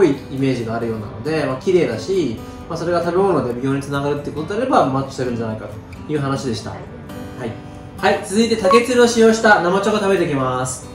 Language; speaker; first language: Japanese; native; Japanese